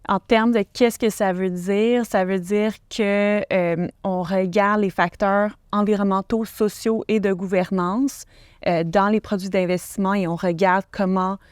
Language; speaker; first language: French; native; French